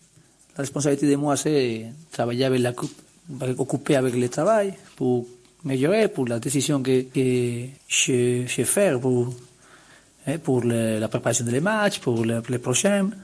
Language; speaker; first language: French; non-native, learner; Spanish